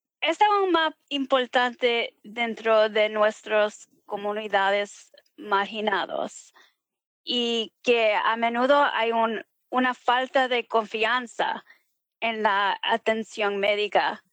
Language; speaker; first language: Spanish; early bilingual, heritage; Spanish